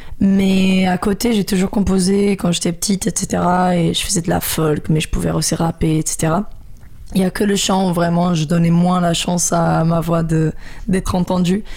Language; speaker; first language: French; non-native, fluent; Portuguese